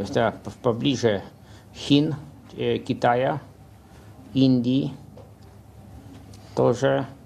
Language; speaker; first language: Russian; non-native, fluent; Polish